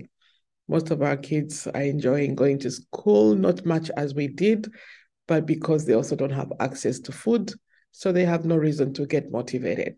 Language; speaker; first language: English; non-native, local second language; Ganda